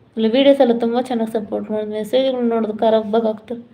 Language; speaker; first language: Kannada; non-native, local second language; Malayalam